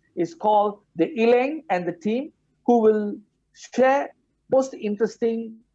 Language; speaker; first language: English; non-native, local second language; Malay